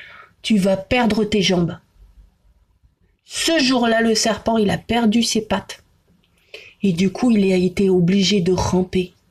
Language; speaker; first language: French; native; French